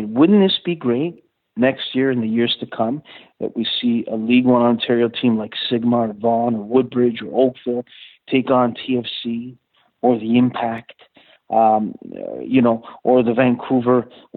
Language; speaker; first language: English; native; English